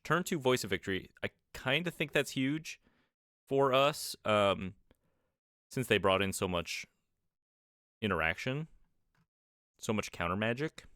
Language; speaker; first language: English; native; English